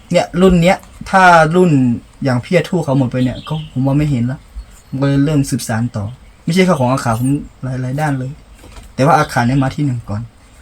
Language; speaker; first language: Thai; non-native, local second language; Akha